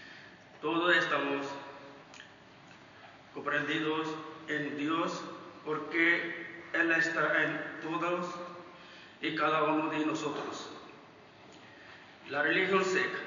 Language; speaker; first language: Spanish; non-native, learner; Punjabi